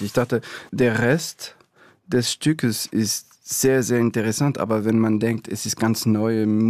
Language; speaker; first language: German; non-native, fluent; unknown